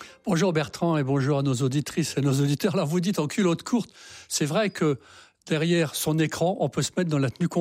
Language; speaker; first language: French; native; French